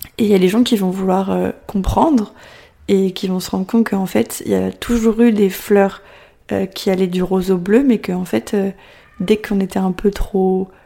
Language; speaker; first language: French; native; French